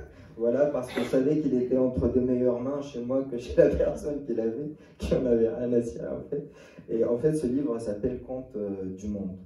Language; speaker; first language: French; non-native, local second language; Arabic